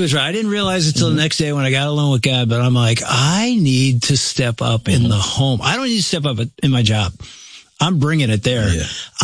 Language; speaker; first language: English; native; English